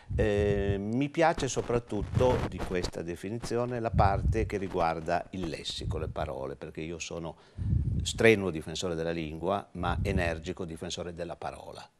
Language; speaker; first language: Italian; native; Italian